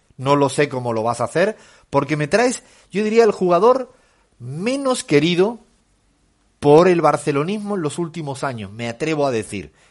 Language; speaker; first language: Spanish; native; Spanish